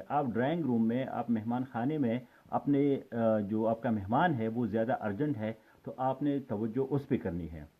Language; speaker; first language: Urdu; non-native, local second language; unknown